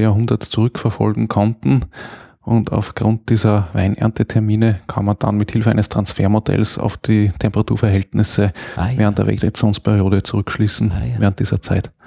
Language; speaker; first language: German; native; German